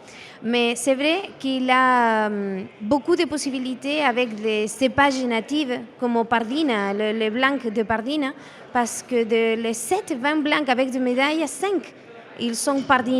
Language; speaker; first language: French; non-native, learner; Spanish